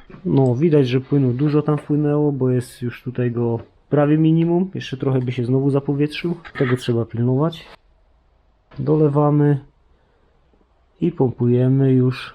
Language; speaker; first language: Polish; native; Polish